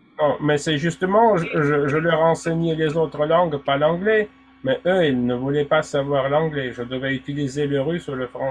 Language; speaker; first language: French; non-native, fluent; Russian